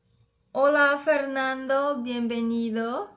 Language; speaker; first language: Spanish; non-native, fluent; Portuguese